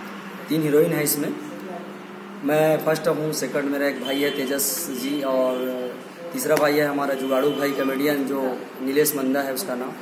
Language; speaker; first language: Hindi; non-native, local second language; Chhattisgarhi